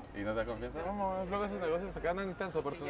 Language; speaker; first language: Spanish; native; Spanish